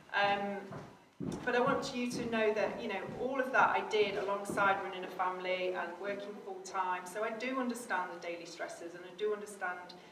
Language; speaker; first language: English; native; English